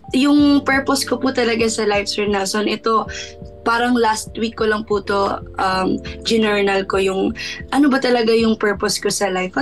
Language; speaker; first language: Filipino; non-native, local second language; Cebuano